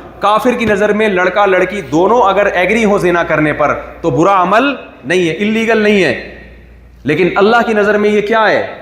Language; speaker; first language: Urdu; native; Urdu